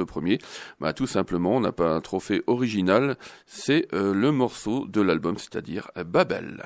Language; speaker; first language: French; native; French